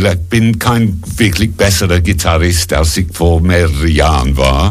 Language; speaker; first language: German; non-native, fluent; English